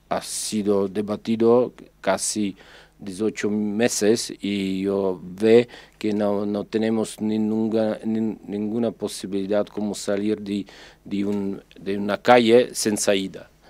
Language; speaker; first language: Spanish; non-native, fluent; Czech